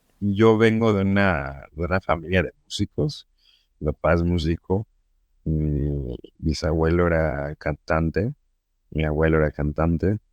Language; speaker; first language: Spanish; early bilingual, heritage; Spanish